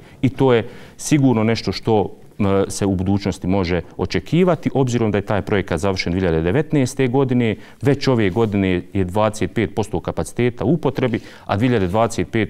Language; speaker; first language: Serbian; native; Serbian